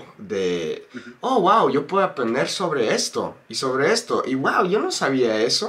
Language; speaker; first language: Spanish; non-native, fluent; English